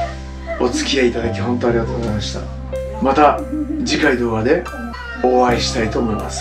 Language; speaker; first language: Japanese; native; Japanese